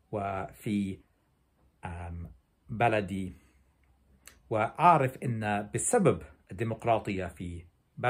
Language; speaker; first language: Arabic; non-native, fluent; English